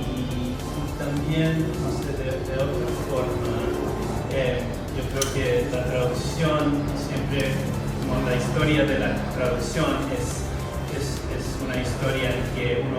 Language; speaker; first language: Spanish; non-native, fluent; English